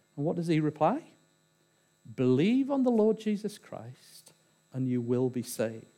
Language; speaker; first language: English; native; English